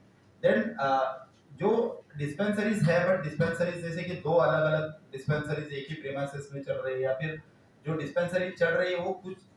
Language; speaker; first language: Hindi; non-native, local second language; Marathi